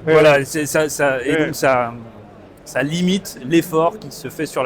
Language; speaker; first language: French; native; French